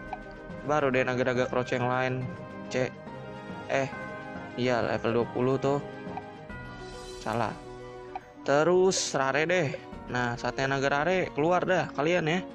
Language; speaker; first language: Indonesian; native; Indonesian